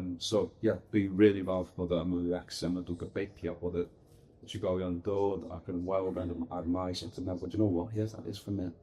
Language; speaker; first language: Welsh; non-native, local second language; English